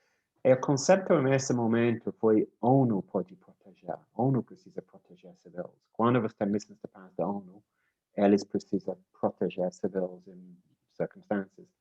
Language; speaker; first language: Portuguese; non-native, learner; English